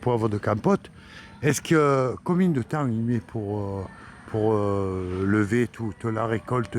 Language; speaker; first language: French; native; French